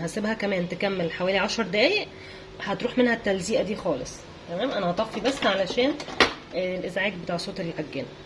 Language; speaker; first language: Arabic; native; Arabic